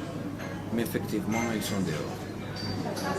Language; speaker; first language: French; non-native, fluent; Greek